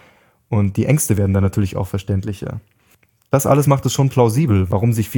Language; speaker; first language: German; native; German